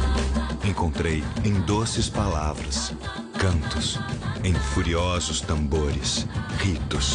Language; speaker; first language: Portuguese; native; Portuguese